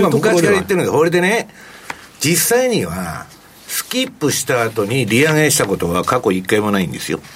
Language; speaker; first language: Japanese; native; Japanese